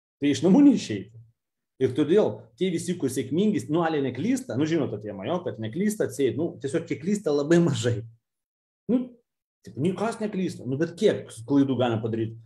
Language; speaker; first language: Lithuanian; non-native, local second language; Russian